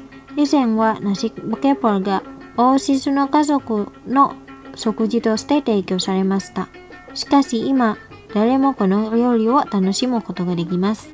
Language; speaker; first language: Japanese; non-native, fluent; Indonesian